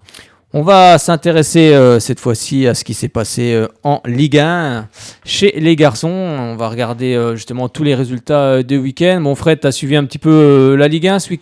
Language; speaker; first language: French; native; French